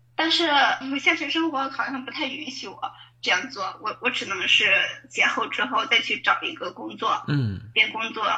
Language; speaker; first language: Chinese; native; Chinese